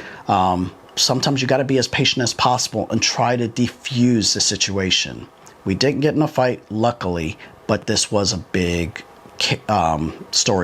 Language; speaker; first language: English; native; English